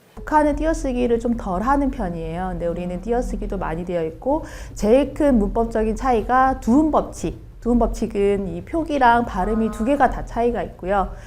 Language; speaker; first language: Korean; native; Korean